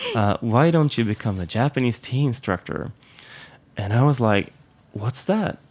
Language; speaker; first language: English; non-native, fluent; Swedish